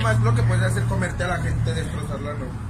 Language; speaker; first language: Spanish; native; Spanish